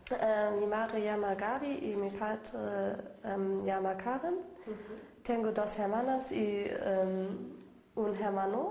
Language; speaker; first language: Spanish; non-native, learner; German